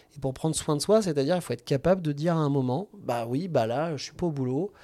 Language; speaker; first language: French; native; French